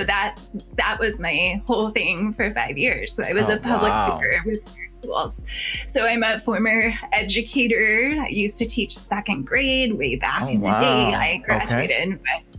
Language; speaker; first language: English; native; English